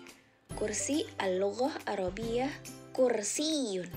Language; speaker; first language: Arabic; non-native, fluent; Indonesian